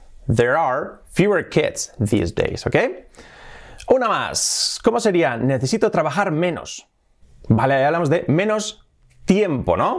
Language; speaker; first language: Spanish; native; Spanish